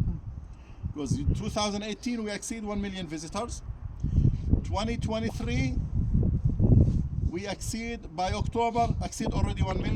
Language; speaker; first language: English; non-native, fluent; Arabic